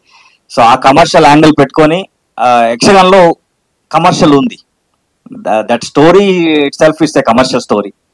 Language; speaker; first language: Telugu; non-native, learner; Kannada